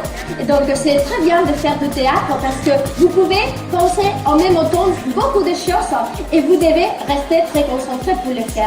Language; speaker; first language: French; non-native, fluent; Spanish